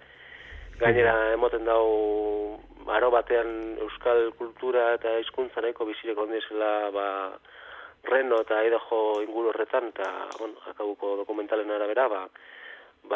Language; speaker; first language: Basque; native; Basque